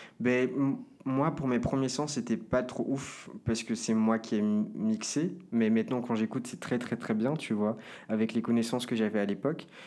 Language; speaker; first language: French; non-native, fluent; Portuguese